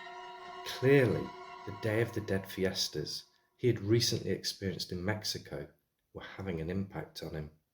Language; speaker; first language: English; native; English